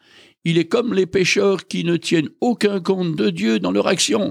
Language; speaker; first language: French; native; French